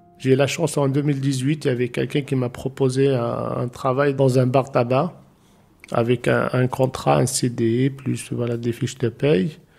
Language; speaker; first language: French; non-native, local second language; Arabic